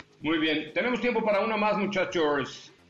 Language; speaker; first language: Spanish; native; Spanish